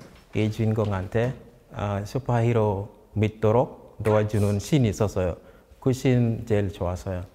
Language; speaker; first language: Korean; non-native, fluent; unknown